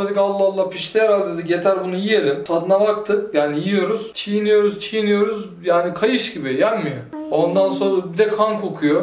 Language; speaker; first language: Turkish; native; Turkish